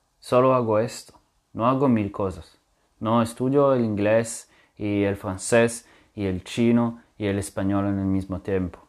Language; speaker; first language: Spanish; non-native, fluent; French